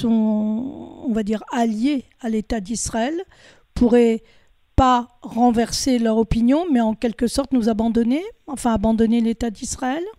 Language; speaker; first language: French; native; French